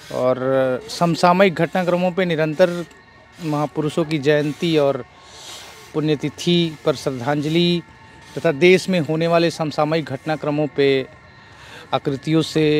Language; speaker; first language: Hindi; native; Hindi